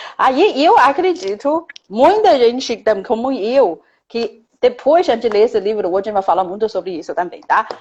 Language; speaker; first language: Portuguese; non-native, fluent; Chinese